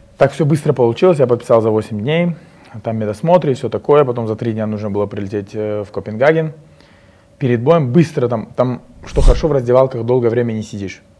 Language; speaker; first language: Russian; non-native, local second language; Uzbek